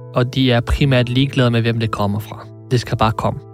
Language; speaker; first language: Danish; early bilingual, other home language; Arabic